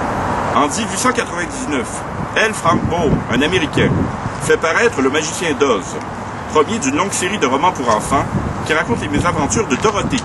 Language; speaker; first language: French; native; French